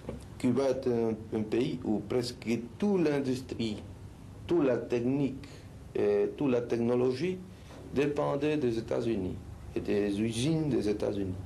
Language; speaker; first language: French; non-native, fluent; Spanish